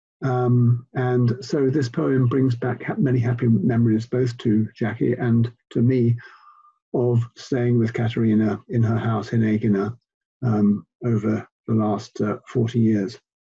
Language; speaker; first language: English; native; English